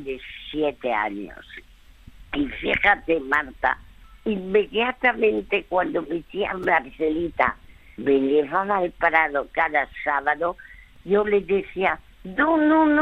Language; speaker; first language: Spanish; early bilingual, other home language; French